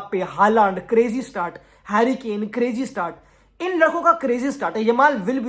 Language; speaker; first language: Hindi; native; Hindi